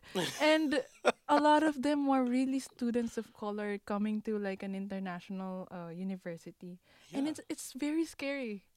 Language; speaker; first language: English; non-native, local second language; Filipino